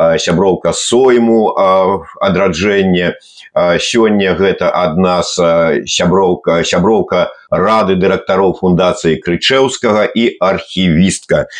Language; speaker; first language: Belarusian; native; Belarusian